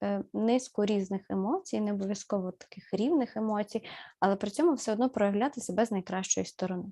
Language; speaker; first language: Ukrainian; native; Ukrainian